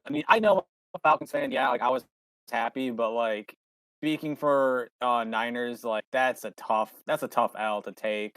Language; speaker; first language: English; native; English